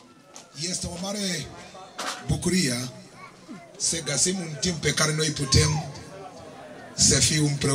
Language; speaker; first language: Romanian; non-native, learner; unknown